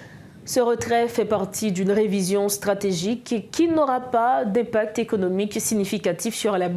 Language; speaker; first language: French; non-native, local second language; Haitian Creole